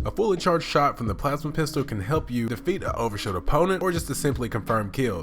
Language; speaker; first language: English; native; English